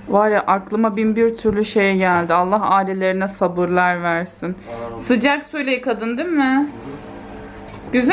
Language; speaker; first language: Turkish; native; Turkish